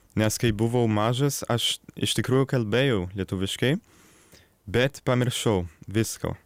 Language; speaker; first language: Lithuanian; early bilingual, heritage; German